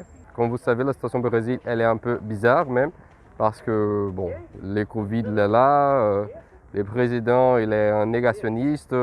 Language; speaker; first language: French; non-native, fluent; Portuguese